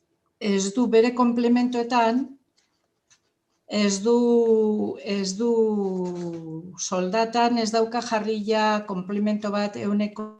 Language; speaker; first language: Basque; non-native, local second language; Spanish